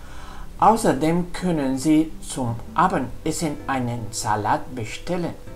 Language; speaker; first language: German; non-native, fluent; Spanish